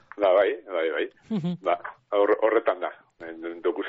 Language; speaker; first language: Basque; native; Basque